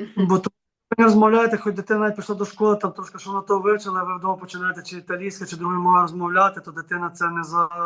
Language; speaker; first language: Ukrainian; native; Ukrainian